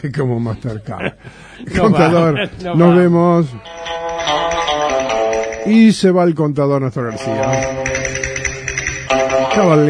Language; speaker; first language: Spanish; native; Spanish